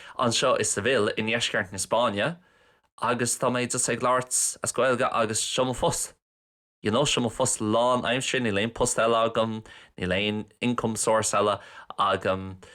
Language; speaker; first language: Irish; non-native, local second language; English